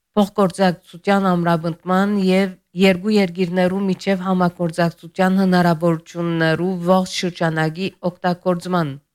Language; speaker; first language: Armenian; early bilingual, heritage; Armenian